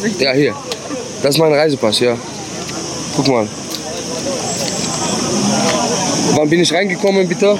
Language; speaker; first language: German; non-native, learner; Arabic